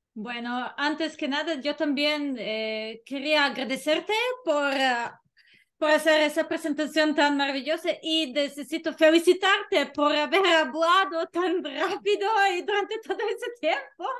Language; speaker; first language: Spanish; non-native, fluent; Serbian